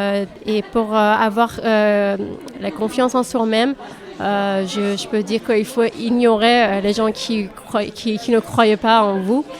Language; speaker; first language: French; non-native, fluent; Persian